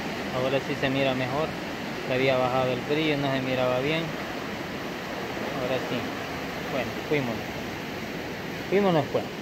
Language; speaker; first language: Spanish; native; Spanish